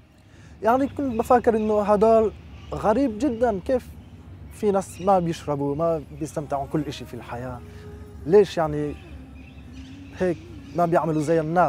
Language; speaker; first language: Arabic; non-native, fluent; French